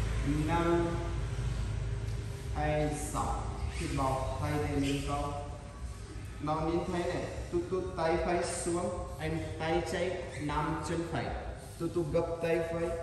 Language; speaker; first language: Vietnamese; non-native, learner; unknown